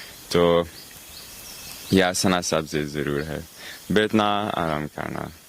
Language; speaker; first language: Hindi; non-native, learner; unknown